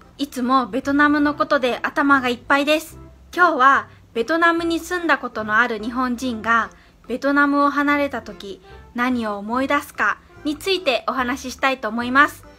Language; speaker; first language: Japanese; native; Japanese